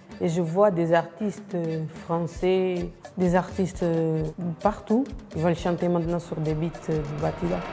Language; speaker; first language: French; non-native, fluent; Portuguese